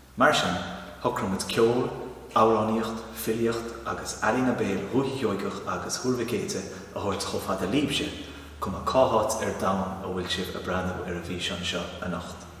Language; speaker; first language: Irish; native; Irish